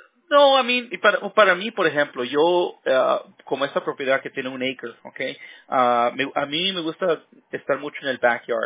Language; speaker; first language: Spanish; early bilingual, heritage; Spanish